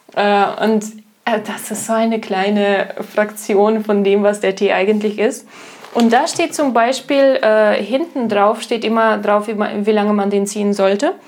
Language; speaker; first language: German; non-native, fluent; Russian